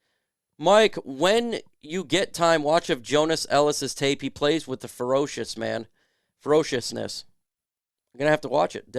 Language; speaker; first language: English; native; English